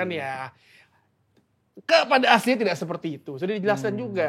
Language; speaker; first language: Indonesian; native; Indonesian